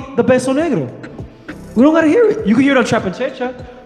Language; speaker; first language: English; early bilingual, other home language; Spanish